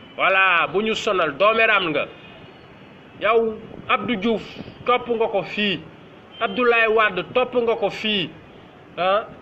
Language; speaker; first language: Wolof; native; Wolof